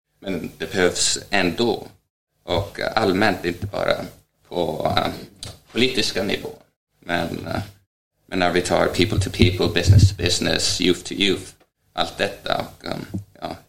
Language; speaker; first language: Swedish; non-native, fluent; Estonian